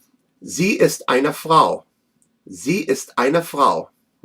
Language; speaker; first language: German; non-native, fluent; English